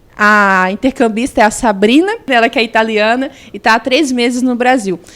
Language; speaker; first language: Portuguese; native; Portuguese